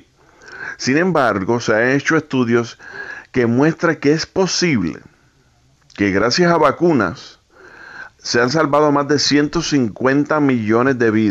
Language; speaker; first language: Spanish; early bilingual, heritage; Spanish